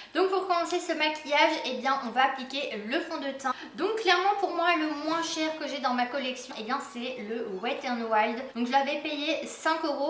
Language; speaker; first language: French; native; French